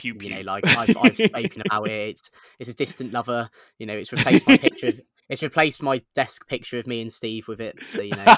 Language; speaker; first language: English; native; English